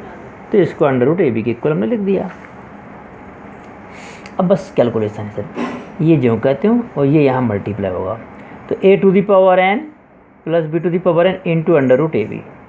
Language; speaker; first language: Hindi; native; Hindi